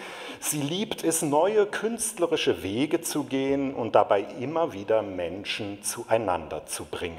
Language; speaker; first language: German; native; German